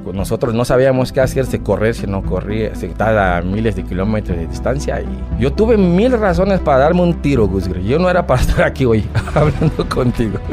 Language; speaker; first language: Spanish; non-native, fluent; Portuguese